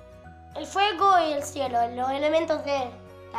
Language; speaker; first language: Spanish; early bilingual, heritage; Spanish